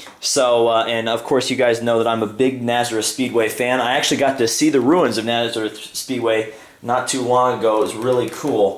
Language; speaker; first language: English; native; English